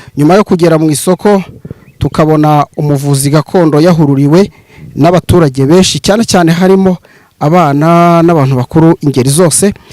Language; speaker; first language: Kinyarwanda; native; Kinyarwanda